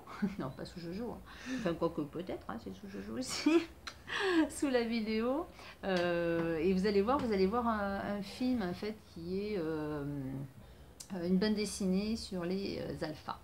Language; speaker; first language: French; native; French